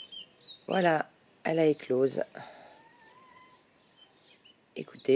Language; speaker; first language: French; native; French